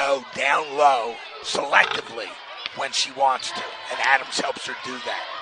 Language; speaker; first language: English; native; English